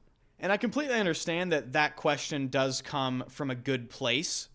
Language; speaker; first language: English; native; English